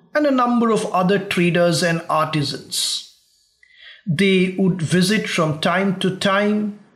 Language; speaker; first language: English; non-native, local second language; Bangla